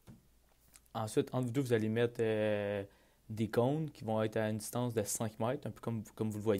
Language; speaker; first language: French; native; French